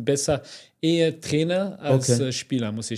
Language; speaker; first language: German; non-native, fluent; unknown